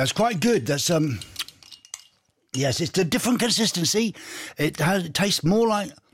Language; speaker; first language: English; native; English